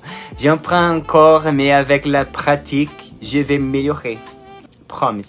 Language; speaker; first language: French; non-native, learner; Portuguese